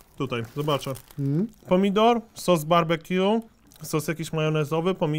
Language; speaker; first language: Polish; native; Polish